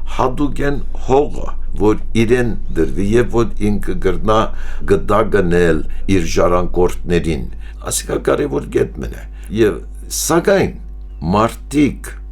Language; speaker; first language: Armenian; early bilingual, heritage; Armenian